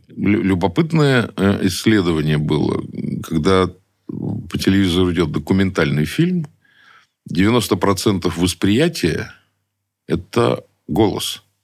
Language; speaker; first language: Russian; native; Russian